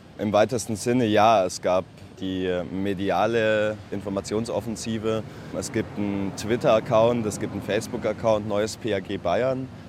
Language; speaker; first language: German; native; German